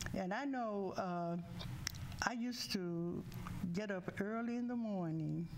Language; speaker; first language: English; native; English